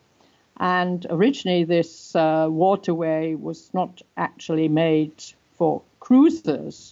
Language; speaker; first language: English; native; English